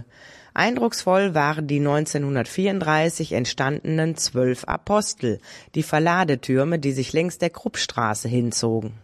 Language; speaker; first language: German; native; German